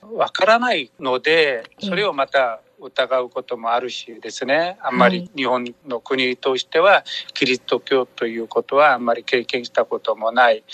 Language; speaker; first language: Japanese; non-native, fluent; Korean